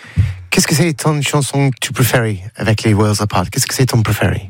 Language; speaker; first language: French; non-native, learner; English